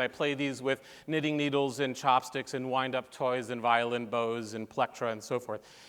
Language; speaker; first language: English; native; English